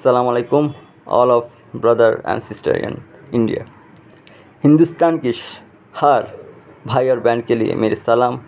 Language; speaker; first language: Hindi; non-native, fluent; Bangla